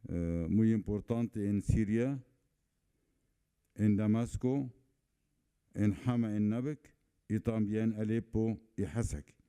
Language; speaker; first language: Spanish; non-native, fluent; Arabic